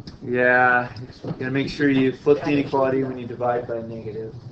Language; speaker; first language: English; native; English